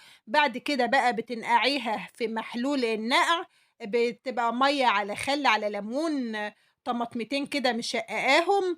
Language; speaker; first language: Arabic; native; Arabic